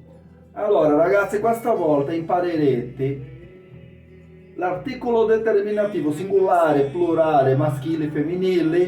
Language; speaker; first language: Italian; non-native, fluent; Portuguese